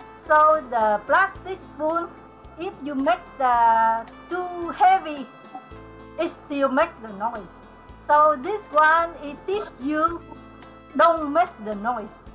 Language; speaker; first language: English; non-native, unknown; Vietnamese